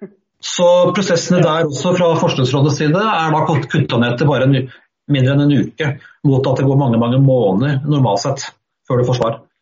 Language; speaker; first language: Norwegian; native; Norwegian